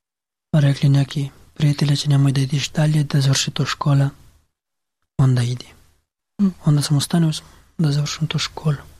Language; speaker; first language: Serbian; non-native, learner; Pashto